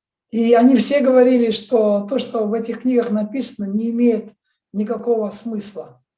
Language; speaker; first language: Russian; native; Russian